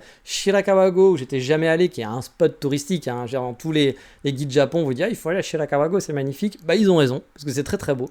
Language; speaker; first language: French; native; French